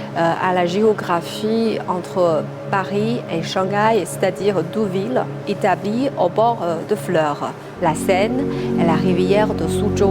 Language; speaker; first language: French; non-native, fluent; Chinese